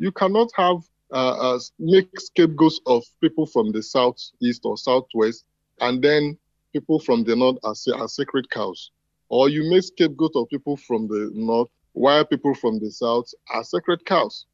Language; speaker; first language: English; non-native, local second language; Igbo